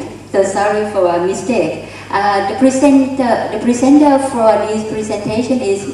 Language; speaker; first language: English; non-native, fluent; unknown